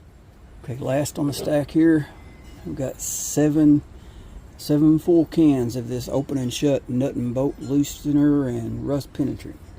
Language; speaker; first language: English; native; English